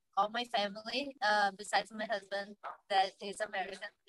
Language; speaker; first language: English; non-native, fluent; Portuguese